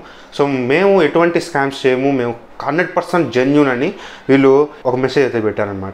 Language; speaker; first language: Telugu; native; Telugu